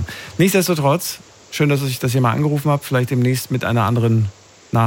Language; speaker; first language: German; native; German